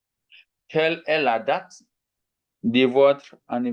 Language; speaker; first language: French; non-native, fluent; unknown